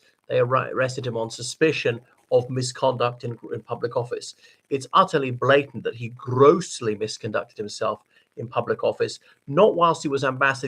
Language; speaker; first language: English; native; English